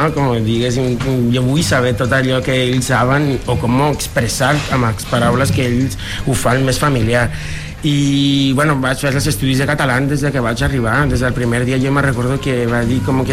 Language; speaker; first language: Catalan; non-native, fluent; Spanish